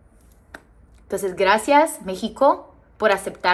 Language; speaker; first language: Spanish; early bilingual, heritage; Spanish